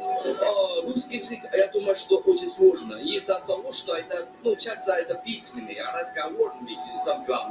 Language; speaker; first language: Russian; non-native, fluent; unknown